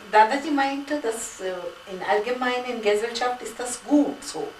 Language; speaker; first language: German; non-native, fluent; Gujarati